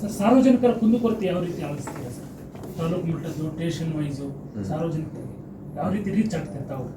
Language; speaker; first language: Kannada; native; Kannada